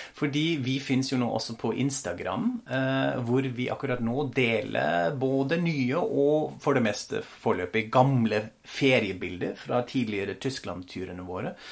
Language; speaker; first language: Norwegian; non-native, fluent; German